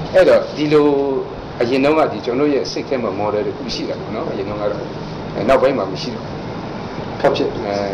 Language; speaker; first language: Burmese; non-native, local second language; Kachin